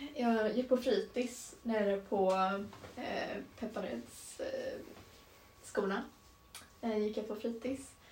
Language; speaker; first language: Swedish; native; Swedish